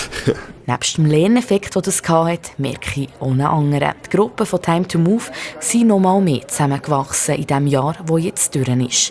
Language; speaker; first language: German; native; German